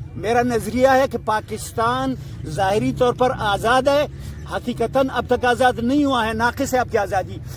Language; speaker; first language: Urdu; non-native, local second language; Pashto